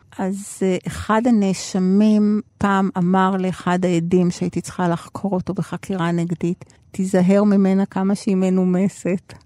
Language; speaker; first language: Hebrew; early bilingual, other home language; Spanish